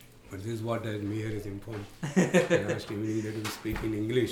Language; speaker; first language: English; non-native, local second language; Gujarati